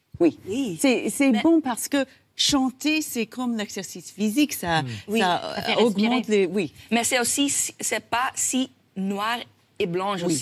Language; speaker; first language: French; non-native, local second language; Dutch